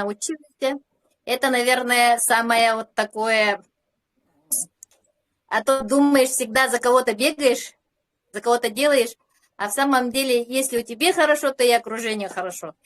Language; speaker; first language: Russian; native; Russian